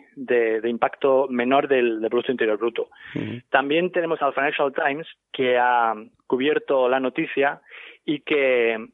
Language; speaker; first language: Spanish; native; Spanish